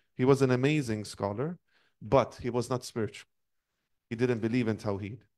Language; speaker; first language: English; non-native, fluent; Persian